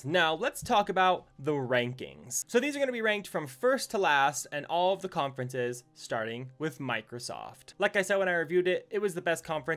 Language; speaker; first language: English; native; English